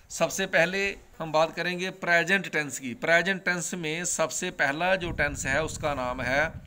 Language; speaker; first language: Hindi; non-native, local second language; Punjabi